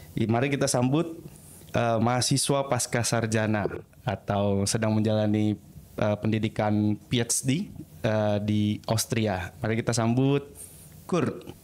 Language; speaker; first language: Indonesian; native; Indonesian